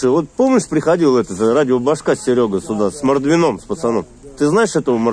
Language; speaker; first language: Russian; native; Russian